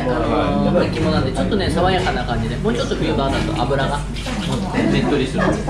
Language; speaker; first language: Japanese; native; Japanese